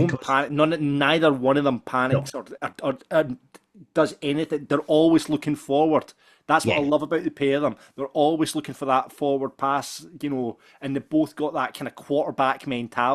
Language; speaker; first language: English; native; English